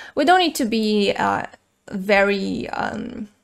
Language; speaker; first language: English; non-native, fluent; Portuguese